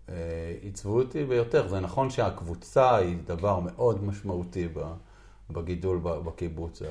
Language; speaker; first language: Hebrew; native; Hebrew